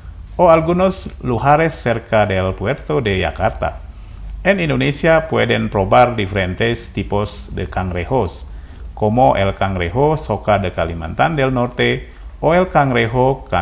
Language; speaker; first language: Spanish; non-native, fluent; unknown